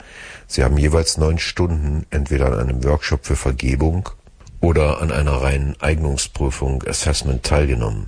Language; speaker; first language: German; native; German